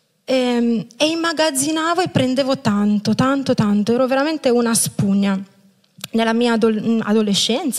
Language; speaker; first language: Italian; non-native, fluent; Romanian